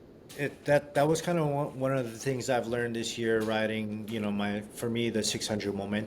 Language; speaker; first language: English; native; English